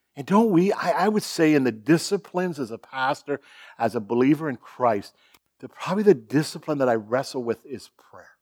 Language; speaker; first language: English; native; English